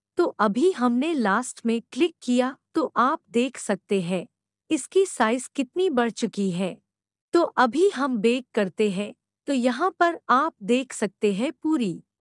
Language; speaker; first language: Hindi; native; Hindi